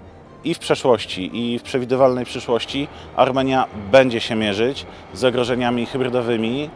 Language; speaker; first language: Polish; native; Polish